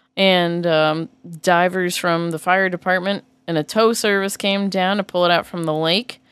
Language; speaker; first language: English; native; English